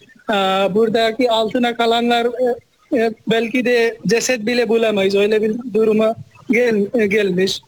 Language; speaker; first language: Turkish; non-native, fluent; Nepali